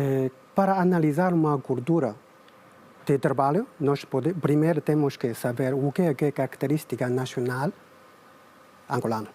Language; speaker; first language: Portuguese; non-native, learner; Chinese